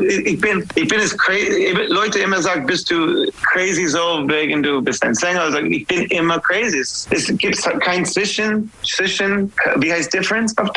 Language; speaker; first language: German; non-native, learner; English